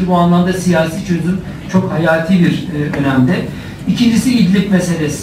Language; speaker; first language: Turkish; native; Turkish